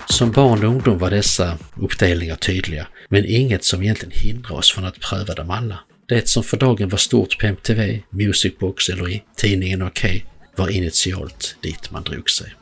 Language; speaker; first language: Swedish; native; Swedish